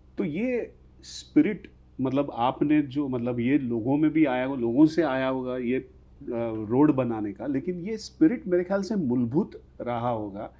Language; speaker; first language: Hindi; non-native, local second language; Marathi